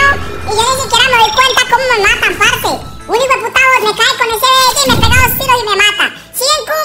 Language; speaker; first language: Spanish; native; Spanish